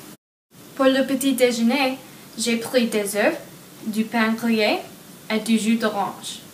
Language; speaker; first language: French; non-native, learner; English